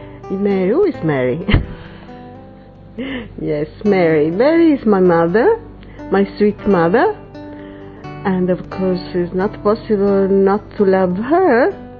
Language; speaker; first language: English; non-native, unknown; Italian